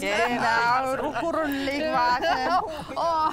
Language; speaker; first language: German; non-native, learner; Sinhala